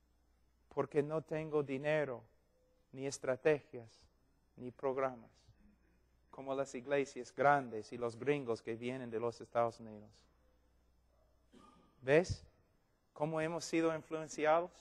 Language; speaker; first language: Spanish; non-native, fluent; English